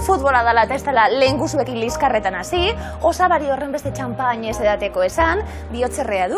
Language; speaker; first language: Basque; native; Basque